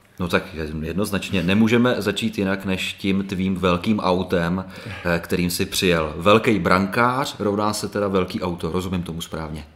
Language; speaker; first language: Czech; native; Czech